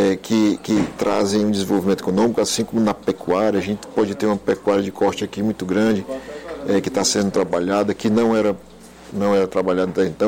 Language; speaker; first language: Portuguese; native; Portuguese